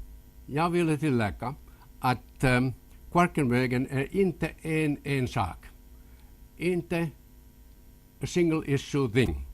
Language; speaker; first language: Swedish; non-native, local second language; Finnish